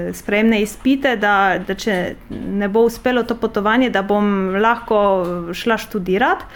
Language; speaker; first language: Slovenian; non-native, fluent; Polish